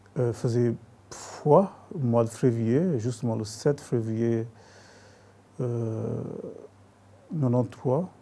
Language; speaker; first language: French; non-native, fluent; Portuguese